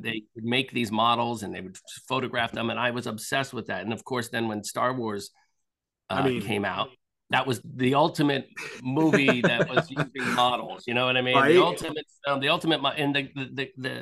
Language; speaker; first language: English; native; English